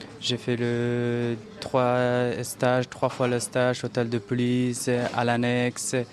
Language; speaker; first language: French; non-native, learner; Persian